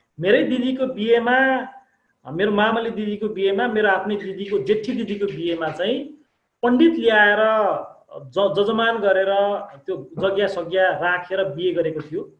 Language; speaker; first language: Nepali; non-native, local second language; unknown